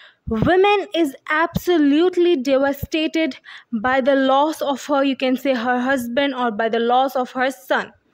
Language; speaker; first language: English; non-native, local second language; Urdu